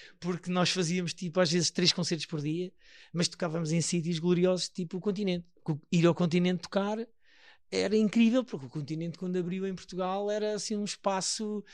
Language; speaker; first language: Portuguese; native; Portuguese